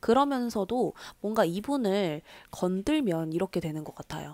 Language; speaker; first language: Korean; native; Korean